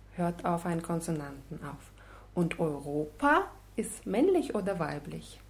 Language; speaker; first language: German; non-native, fluent; Russian